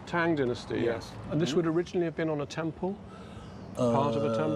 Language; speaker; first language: English; native; English